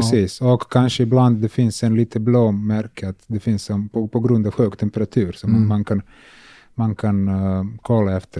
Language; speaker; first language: Swedish; non-native, learner; Serbian